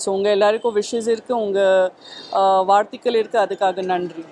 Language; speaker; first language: Tamil; non-native, local second language; Gujarati